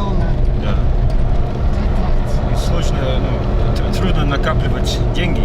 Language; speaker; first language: Russian; non-native, fluent; English